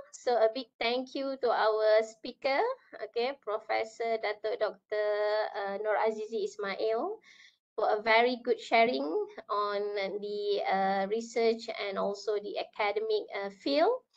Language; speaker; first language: English; non-native, local second language; Malay